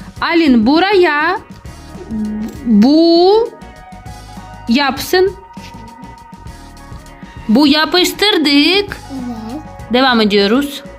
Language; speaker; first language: Turkish; non-native, learner; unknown